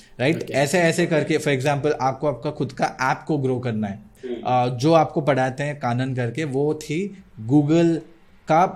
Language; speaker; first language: Hindi; non-native, local second language; Odia